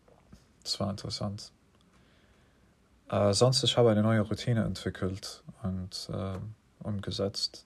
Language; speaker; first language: German; non-native, fluent; English